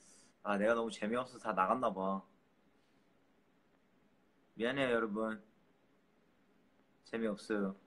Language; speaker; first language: Korean; early bilingual, heritage; Korean